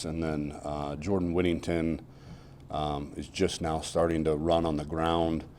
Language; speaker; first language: English; native; English